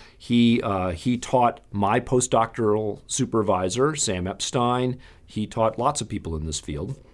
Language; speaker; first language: English; native; English